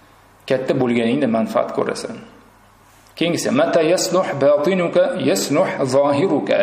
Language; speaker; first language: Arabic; non-native, fluent; Uzbek